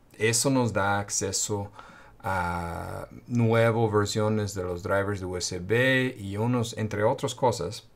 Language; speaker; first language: Spanish; non-native, fluent; English